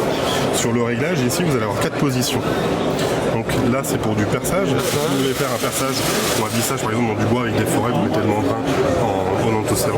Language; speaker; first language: French; native; French